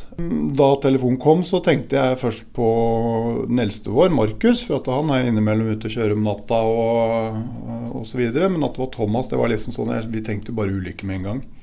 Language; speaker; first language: Norwegian; native; Norwegian